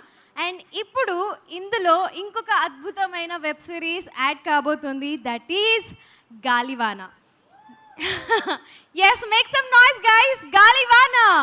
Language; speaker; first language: Telugu; native; Telugu